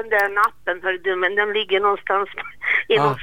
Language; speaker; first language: Swedish; native; Swedish